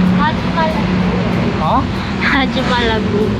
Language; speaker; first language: Korean; non-native, learner; Filipino